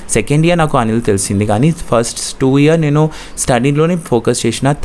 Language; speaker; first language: Telugu; non-native, local second language; Bangla